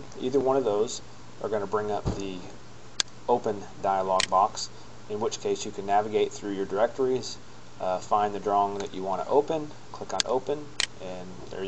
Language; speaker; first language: English; native; English